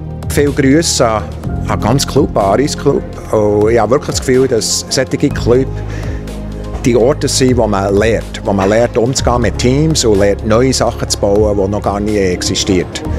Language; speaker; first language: German; native; German